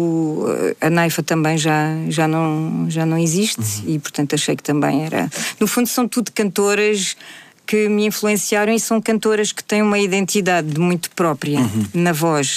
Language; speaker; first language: Portuguese; native; Portuguese